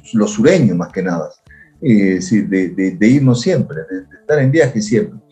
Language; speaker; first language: Spanish; native; Spanish